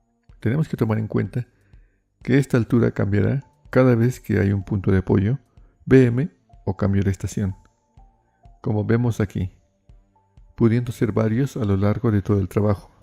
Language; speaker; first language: Spanish; native; Spanish